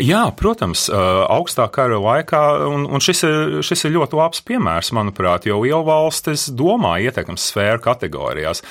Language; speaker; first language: Latvian; native; Latvian